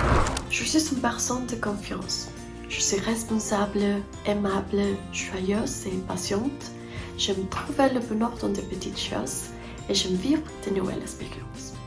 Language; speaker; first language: French; non-native, learner; Spanish